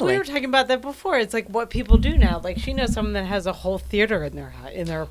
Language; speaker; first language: English; native; English